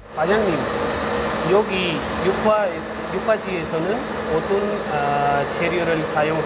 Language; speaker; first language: Korean; non-native, learner; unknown